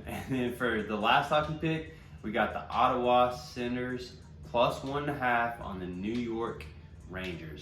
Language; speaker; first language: English; native; English